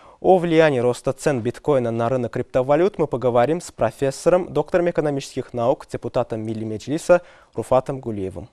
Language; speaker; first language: Russian; non-native, local second language; Azerbaijani